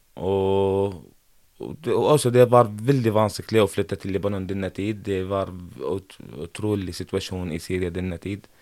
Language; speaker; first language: Norwegian; non-native, learner; Arabic